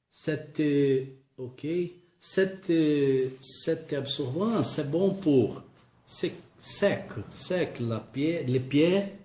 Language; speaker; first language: French; non-native, learner; Portuguese